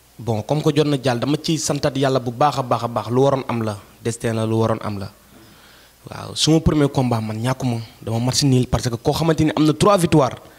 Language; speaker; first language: Wolof; non-native, local second language; Fula